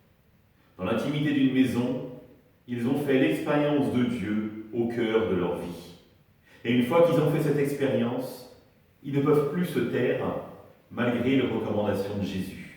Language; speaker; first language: French; native; French